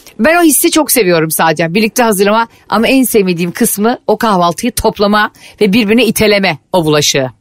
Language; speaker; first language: Turkish; native; Turkish